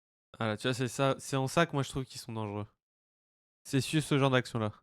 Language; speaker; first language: French; native; French